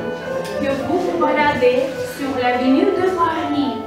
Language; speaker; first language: French; non-native, fluent; Russian